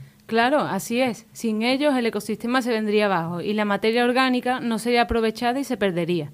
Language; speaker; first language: Spanish; native; Spanish